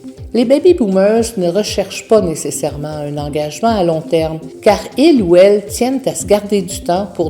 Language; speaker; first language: French; native; French